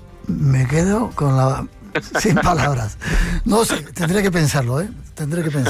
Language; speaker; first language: Spanish; native; Spanish